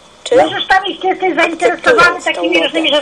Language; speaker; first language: Polish; native; Polish